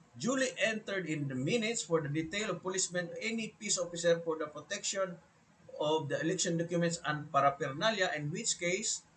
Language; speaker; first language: English; non-native, local second language; Filipino